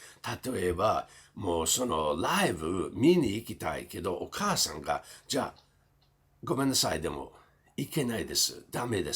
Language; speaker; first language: Japanese; non-native, fluent; English